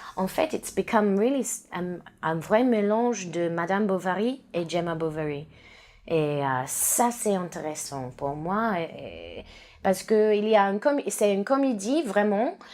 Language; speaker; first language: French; non-native, learner; English